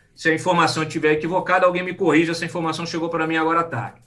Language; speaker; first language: Portuguese; native; Portuguese